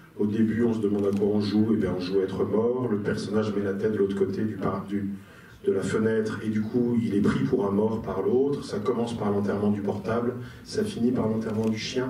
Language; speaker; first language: French; native; French